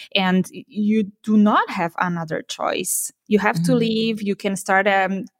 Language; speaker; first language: English; non-native, fluent; Polish